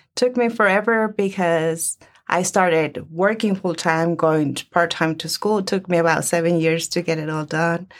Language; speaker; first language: English; early bilingual, other home language; Spanish